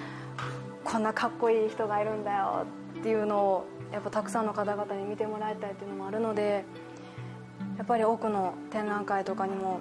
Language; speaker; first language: Japanese; native; Japanese